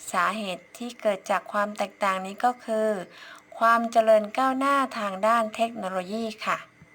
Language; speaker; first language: Thai; native; Thai